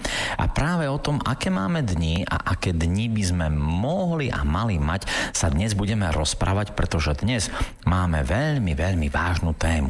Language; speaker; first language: Slovak; native; Slovak